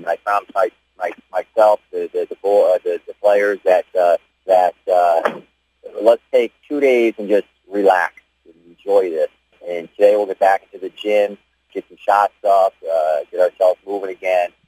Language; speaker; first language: English; native; English